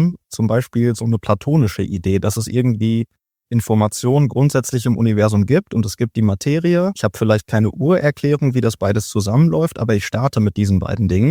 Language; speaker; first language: German; native; German